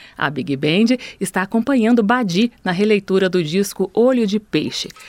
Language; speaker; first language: Portuguese; native; Portuguese